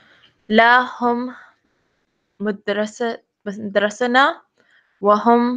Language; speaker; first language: Arabic; non-native, learner; English